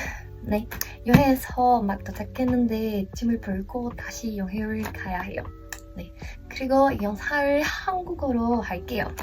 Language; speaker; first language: Korean; non-native, learner; Portuguese